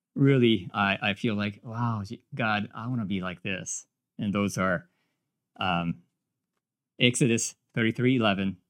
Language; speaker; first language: English; non-native, fluent; Japanese